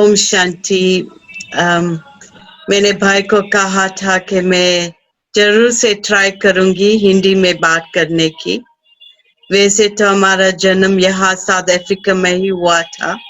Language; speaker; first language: Hindi; early bilingual, heritage; Hindi